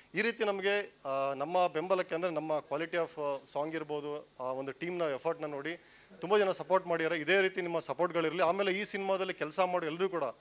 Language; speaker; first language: Kannada; native; Kannada